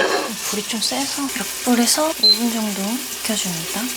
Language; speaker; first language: Korean; native; Korean